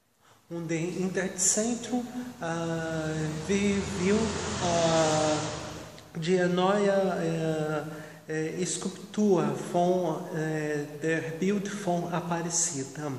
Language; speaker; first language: German; non-native, learner; Portuguese